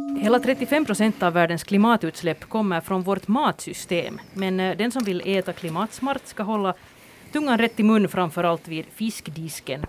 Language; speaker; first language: Swedish; native; Swedish